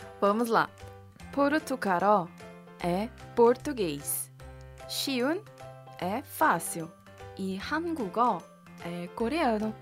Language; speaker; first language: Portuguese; non-native, fluent; Korean